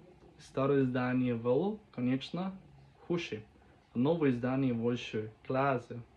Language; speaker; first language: Russian; non-native, learner; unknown